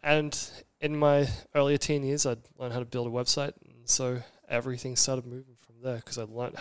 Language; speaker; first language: English; native; English